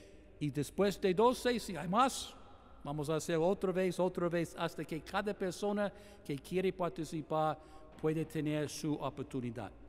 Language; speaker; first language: Spanish; non-native, fluent; English